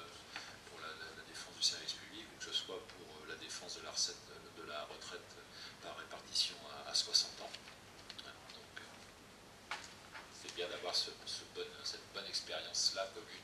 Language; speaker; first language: French; native; French